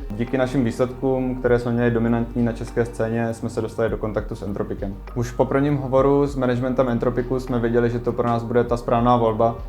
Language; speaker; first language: Czech; native; Czech